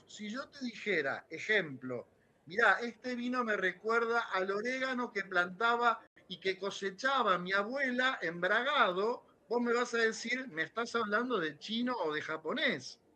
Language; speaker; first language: Spanish; native; Spanish